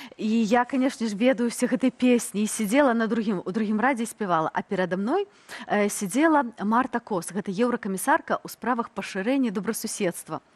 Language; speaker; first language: Belarusian; native; Belarusian